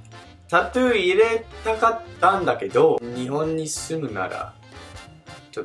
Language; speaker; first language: Japanese; non-native, fluent; English